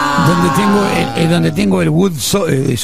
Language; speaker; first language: Spanish; native; Spanish